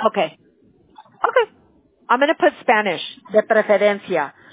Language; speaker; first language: English; early bilingual, other home language; Spanish